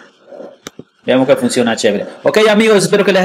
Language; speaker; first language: Spanish; native; Spanish